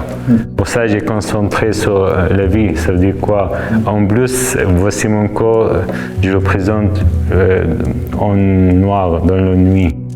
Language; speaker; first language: French; non-native, fluent; Arabic